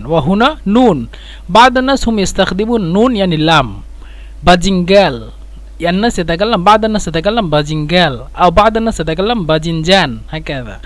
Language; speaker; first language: Arabic; non-native, fluent; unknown